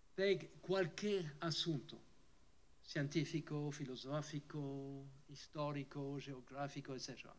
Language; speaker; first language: Portuguese; non-native, fluent; French